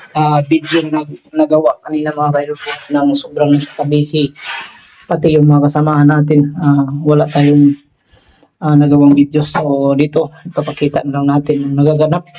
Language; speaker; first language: Filipino; non-native, local second language; Cebuano